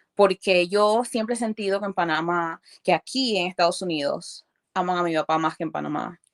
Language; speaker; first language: Spanish; early bilingual, other home language; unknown